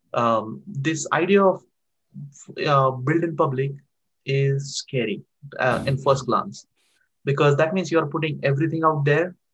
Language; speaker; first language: English; non-native, local second language; Marathi